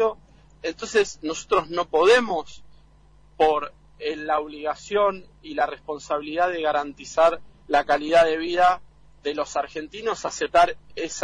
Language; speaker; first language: Spanish; native; Spanish